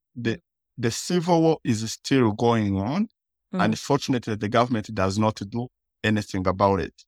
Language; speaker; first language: English; early bilingual, other home language; Kinyarwanda